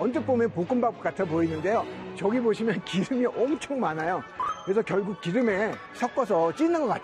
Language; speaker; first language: Korean; native; Korean